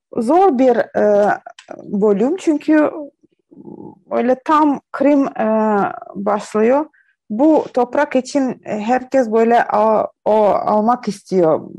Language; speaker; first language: Turkish; non-native, learner; Ukrainian